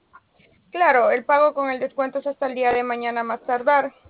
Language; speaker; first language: Spanish; native; Spanish